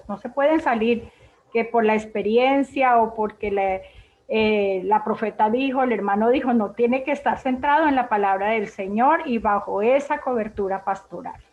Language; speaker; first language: Spanish; native; Spanish